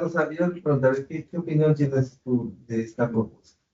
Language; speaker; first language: Spanish; native; Spanish